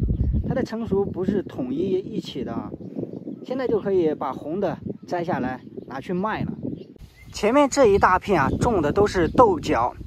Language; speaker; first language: Chinese; native; Chinese